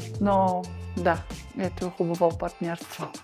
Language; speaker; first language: Bulgarian; non-native, learner; English